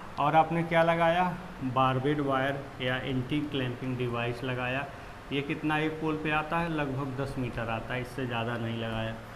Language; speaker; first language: Hindi; native; Hindi